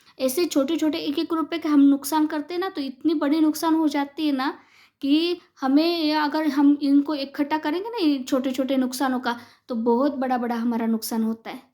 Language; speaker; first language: Hindi; non-native, local second language; Marathi